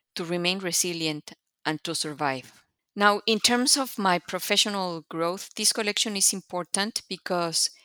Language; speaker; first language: English; non-native, fluent; Spanish